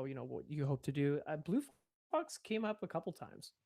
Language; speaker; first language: English; native; English